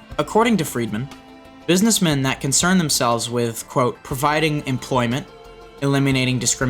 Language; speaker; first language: English; native; English